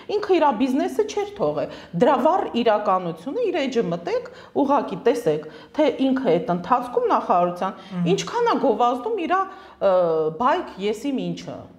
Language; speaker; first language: Armenian; native; Armenian